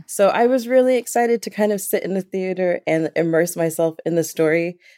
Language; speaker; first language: English; native; English